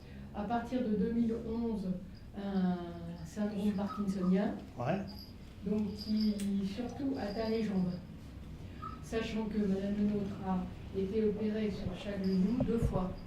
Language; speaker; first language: French; native; French